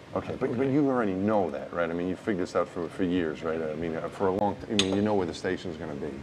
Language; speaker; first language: English; native; English